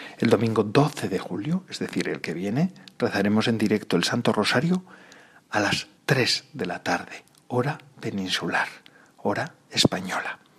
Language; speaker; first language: Spanish; native; Spanish